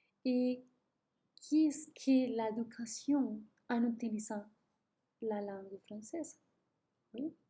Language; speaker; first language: French; non-native, learner; Spanish